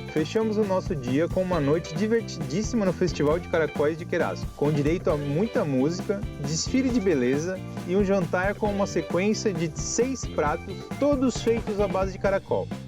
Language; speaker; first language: Portuguese; native; Portuguese